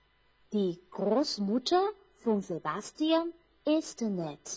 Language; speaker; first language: German; non-native, fluent; Chinese